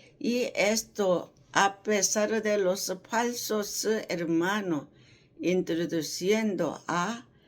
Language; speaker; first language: Spanish; non-native, learner; Korean